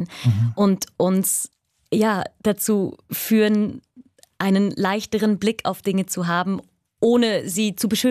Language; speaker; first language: German; native; German